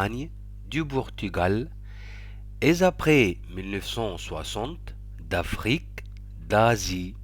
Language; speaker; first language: French; non-native, fluent; Arabic